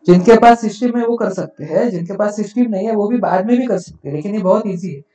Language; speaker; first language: Hindi; non-native, local second language; Marathi